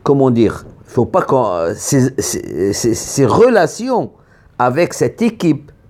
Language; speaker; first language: French; non-native, local second language; Arabic